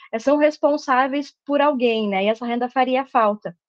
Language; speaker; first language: Portuguese; native; Portuguese